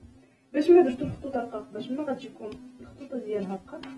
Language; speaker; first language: Arabic; native; Arabic